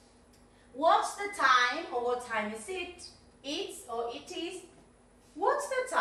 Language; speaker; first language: English; non-native, fluent; Spanish